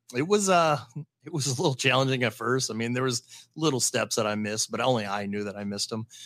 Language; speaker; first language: English; native; English